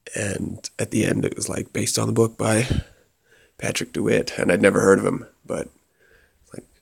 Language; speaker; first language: English; native; English